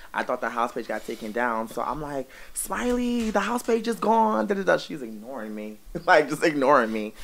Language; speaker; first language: English; native; English